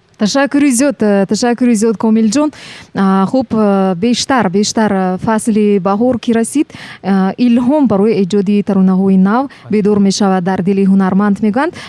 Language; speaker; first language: Tajik; native; Tajik